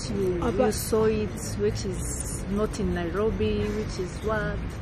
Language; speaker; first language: English; non-native, local second language; Kinyarwanda